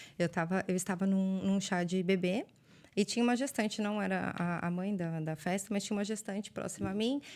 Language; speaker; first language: Portuguese; native; Portuguese